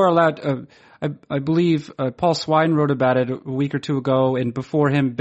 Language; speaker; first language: English; native; English